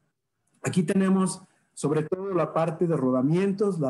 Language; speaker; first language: Spanish; native; Spanish